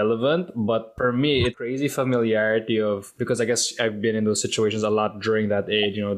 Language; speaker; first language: English; non-native, local second language; Filipino